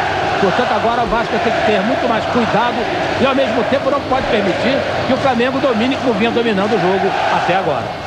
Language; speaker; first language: Portuguese; native; Portuguese